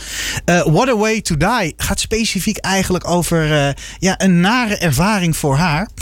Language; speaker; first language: Dutch; native; Dutch